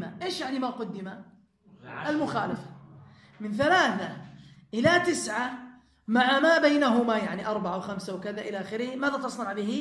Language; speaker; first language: Arabic; native; Arabic